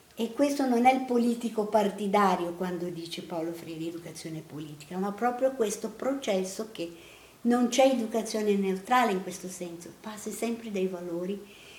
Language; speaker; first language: Italian; non-native, fluent; Portuguese